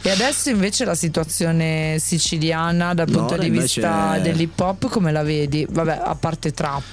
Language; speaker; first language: Italian; native; Italian